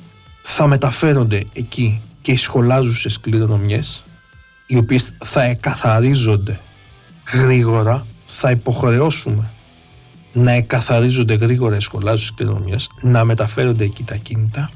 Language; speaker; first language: Greek; native; Greek